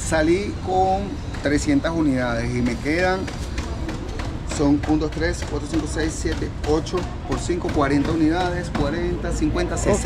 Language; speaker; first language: Spanish; native; Spanish